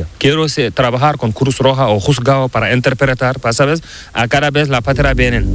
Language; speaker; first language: Spanish; non-native, learner; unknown